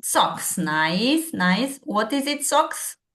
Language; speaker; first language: English; non-native, fluent; Kazakh